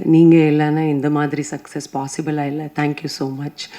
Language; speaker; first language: Tamil; non-native, fluent; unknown